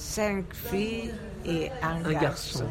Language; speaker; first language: French; non-native, fluent; Hungarian